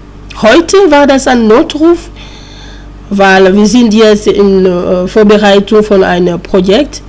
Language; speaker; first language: German; non-native, learner; French